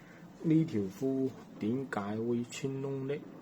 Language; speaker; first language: Cantonese; non-native, learner; Chinese